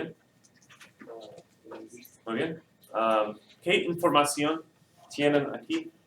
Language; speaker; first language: Spanish; non-native, fluent; English